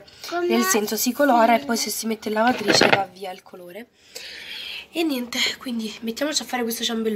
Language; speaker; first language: Italian; native; Italian